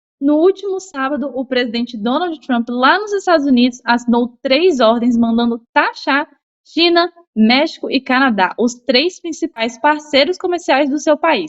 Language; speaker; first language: Portuguese; native; Portuguese